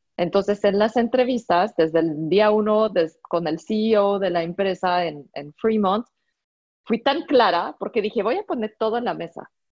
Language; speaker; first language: Spanish; non-native, fluent; French